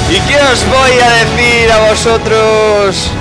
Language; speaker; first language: Spanish; native; Spanish